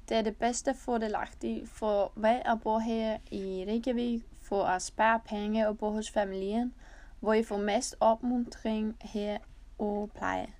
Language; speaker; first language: Danish; non-native, learner; Icelandic